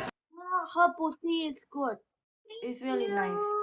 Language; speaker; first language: English; non-native, learner; Vietnamese